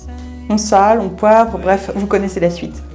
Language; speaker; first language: French; native; French